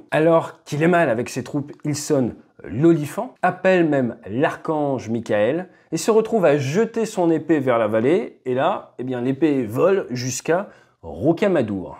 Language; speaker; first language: French; native; French